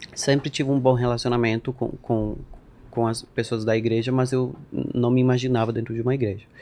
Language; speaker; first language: Portuguese; non-native, fluent; Spanish